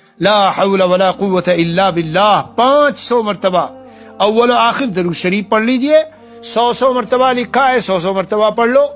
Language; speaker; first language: Urdu; native; Urdu